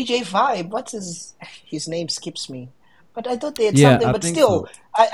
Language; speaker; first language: English; non-native, local second language; Shona